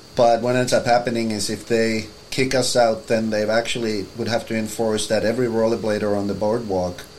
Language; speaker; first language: English; non-native, fluent; Finnish